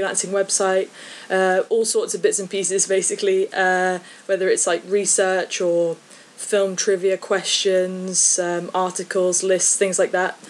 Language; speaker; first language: English; native; English